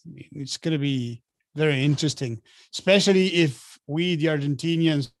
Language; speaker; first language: English; non-native, fluent; Spanish